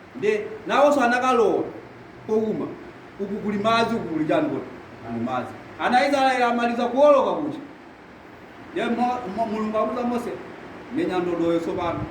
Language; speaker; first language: Nyanja; non-native, local second language; Tumbuka